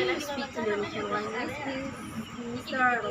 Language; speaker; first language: English; non-native, learner; Indonesian